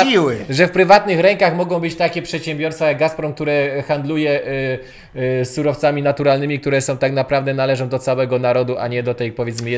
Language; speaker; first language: Polish; native; Polish